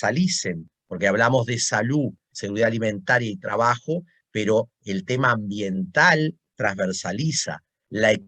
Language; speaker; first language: Spanish; native; Spanish